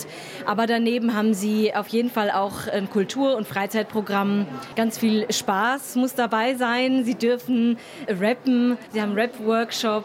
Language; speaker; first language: German; native; German